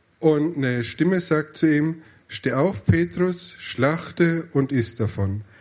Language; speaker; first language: German; native; German